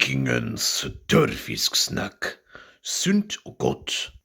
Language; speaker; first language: Norwegian; non-native, learner; German